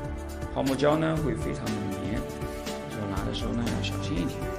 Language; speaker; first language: Chinese; native; Chinese